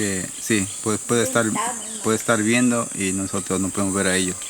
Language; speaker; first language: Spanish; non-native, local second language; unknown